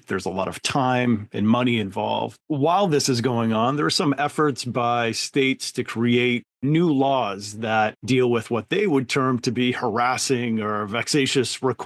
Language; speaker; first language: English; native; English